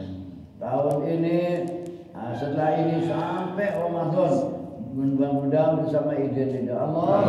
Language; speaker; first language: Indonesian; non-native, local second language; Madurese